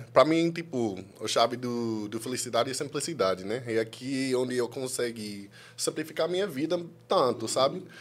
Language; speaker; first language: Portuguese; non-native, fluent; English